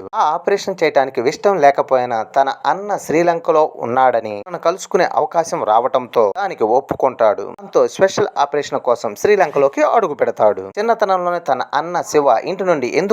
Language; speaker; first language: Telugu; native; Telugu